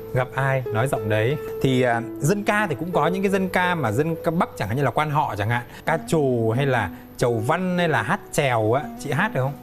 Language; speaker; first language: Vietnamese; native; Vietnamese